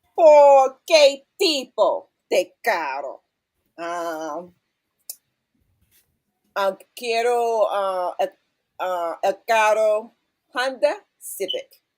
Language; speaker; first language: Spanish; non-native, learner; English